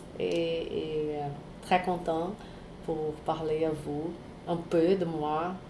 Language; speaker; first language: French; non-native, learner; Portuguese